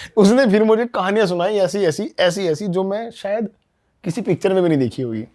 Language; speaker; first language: Hindi; native; Hindi